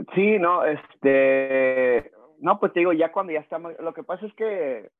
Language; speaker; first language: Spanish; native; Spanish